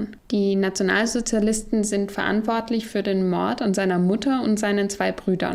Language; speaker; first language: German; native; German